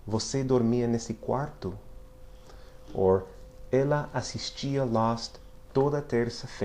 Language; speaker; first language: Portuguese; non-native, fluent; English